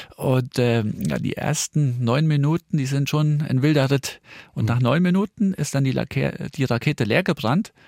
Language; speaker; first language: German; native; German